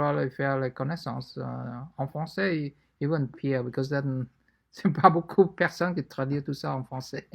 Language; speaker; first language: French; non-native, fluent; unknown